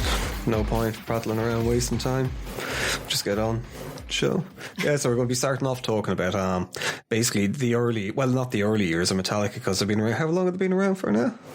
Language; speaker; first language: English; native; English